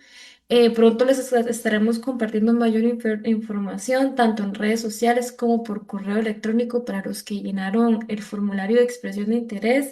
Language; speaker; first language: Spanish; native; Spanish